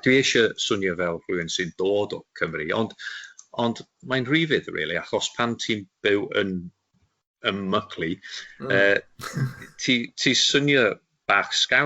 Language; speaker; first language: Welsh; non-native, local second language; English